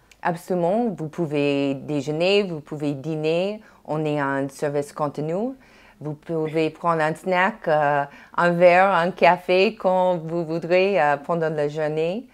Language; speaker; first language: French; non-native, fluent; English